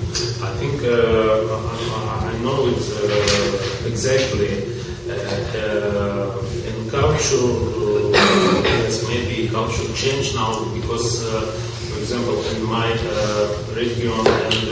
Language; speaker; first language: English; non-native, learner; Russian